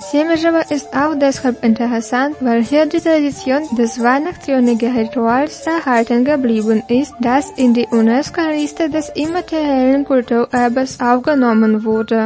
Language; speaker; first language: German; non-native, fluent; Russian